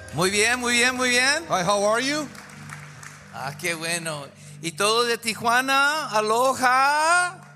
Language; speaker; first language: Spanish; early bilingual, heritage; Spanish